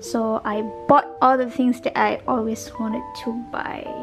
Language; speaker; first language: English; non-native, local second language; Malay